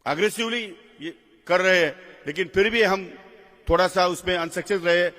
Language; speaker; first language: Hindi; non-native, local second language; Marathi